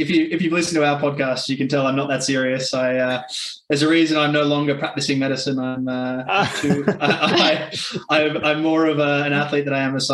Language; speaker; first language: English; native; English